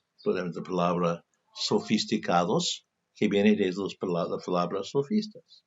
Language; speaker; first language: Spanish; non-native, fluent; English